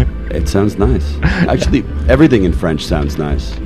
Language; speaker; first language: English; native; English